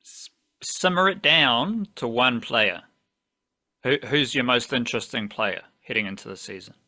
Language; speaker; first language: English; native; English